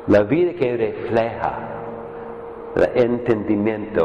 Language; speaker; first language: Spanish; non-native, fluent; English